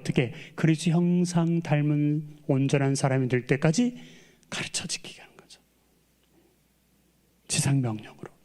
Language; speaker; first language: Korean; native; Korean